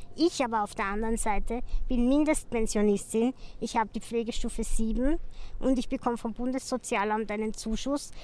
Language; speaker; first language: German; native; German